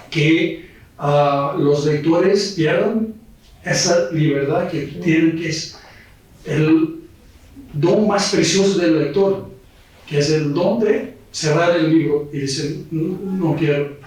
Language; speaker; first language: Spanish; non-native, fluent; Portuguese